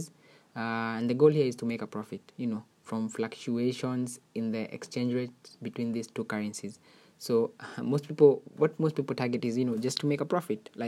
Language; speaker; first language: English; non-native, local second language; Swahili